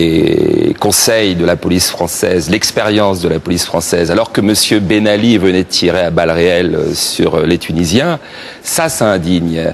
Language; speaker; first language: French; native; French